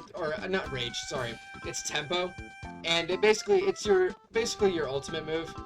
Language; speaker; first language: English; native; English